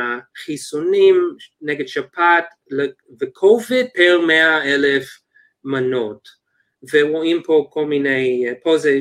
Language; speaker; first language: Hebrew; non-native, fluent; English